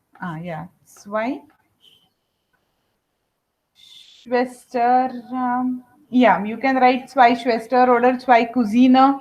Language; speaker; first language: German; non-native, fluent; Hindi